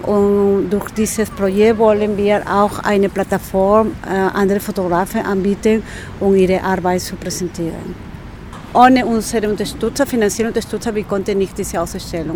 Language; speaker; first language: German; non-native, learner; Spanish